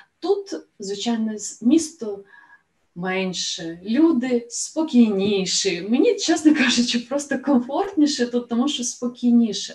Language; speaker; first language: Ukrainian; native; Ukrainian